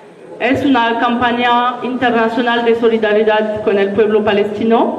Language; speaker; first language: Spanish; non-native, learner; French